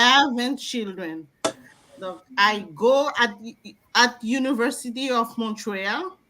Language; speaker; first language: English; non-native, learner; French